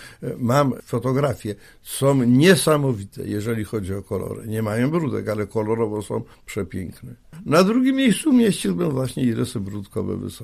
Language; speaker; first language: Polish; native; Polish